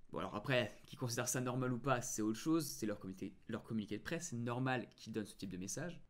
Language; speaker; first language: French; native; French